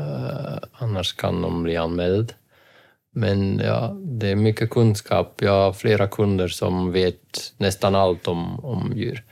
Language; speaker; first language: Swedish; non-native, fluent; Dutch